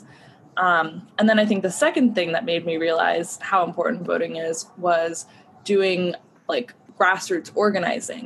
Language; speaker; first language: English; native; English